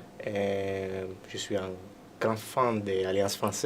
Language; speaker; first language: French; non-native, fluent; Greek